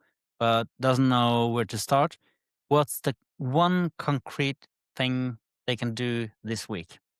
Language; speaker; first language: English; non-native, fluent; Norwegian